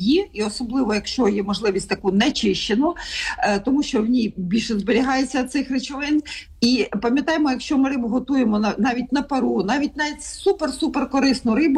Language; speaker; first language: Ukrainian; native; Ukrainian